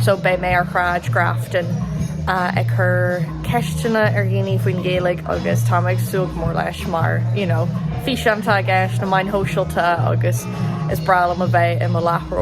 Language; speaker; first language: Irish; non-native, local second language; English